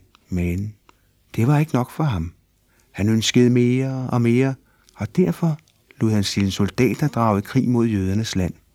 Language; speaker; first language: Danish; native; Danish